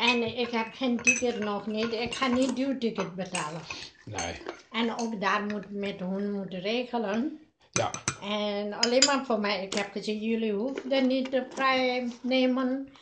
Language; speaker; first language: Dutch; non-native, learner; Nepali